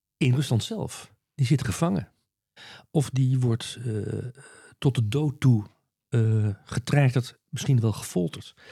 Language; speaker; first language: Dutch; native; Dutch